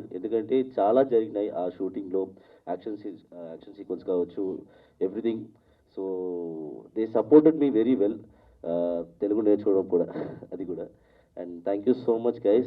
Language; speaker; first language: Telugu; non-native, learner; Tamil